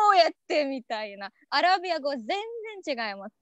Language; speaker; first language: Japanese; non-native, learner; Arabic